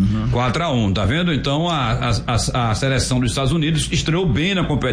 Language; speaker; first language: Portuguese; native; Portuguese